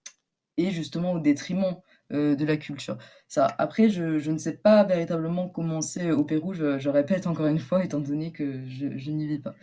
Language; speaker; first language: French; native; French